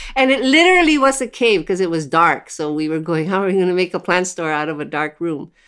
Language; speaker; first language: English; non-native, local second language; Filipino